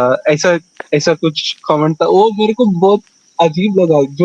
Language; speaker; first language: Hindi; non-native, local second language; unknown